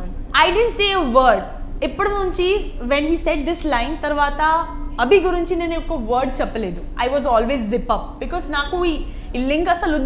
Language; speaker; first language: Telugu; non-native, learner; Gujarati